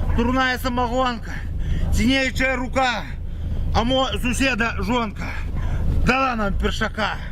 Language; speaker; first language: Belarusian; native; Belarusian